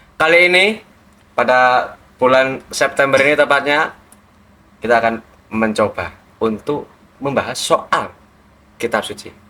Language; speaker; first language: Indonesian; native; Indonesian